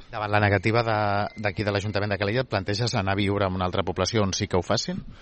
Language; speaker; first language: Catalan; native; Catalan